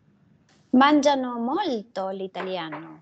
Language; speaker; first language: Italian; non-native, learner; Spanish